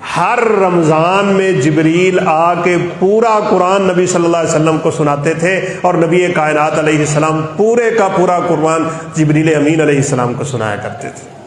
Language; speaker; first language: Urdu; non-native, local second language; Punjabi